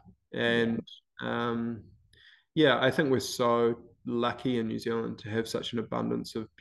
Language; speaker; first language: English; native; English